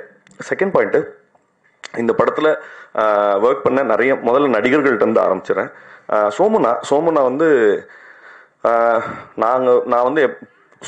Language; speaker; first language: Tamil; native; Tamil